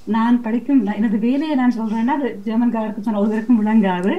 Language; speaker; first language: Tamil; early bilingual, heritage; Tamil